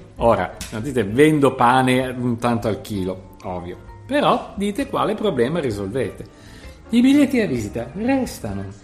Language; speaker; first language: Italian; native; Italian